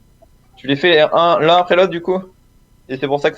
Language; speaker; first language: French; native; French